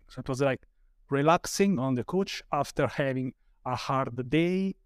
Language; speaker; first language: English; non-native, fluent; Italian